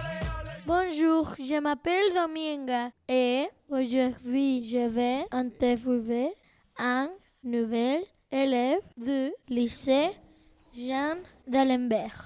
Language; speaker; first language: French; non-native, learner; Spanish